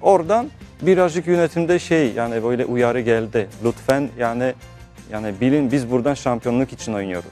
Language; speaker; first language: Turkish; early bilingual, heritage; Turkish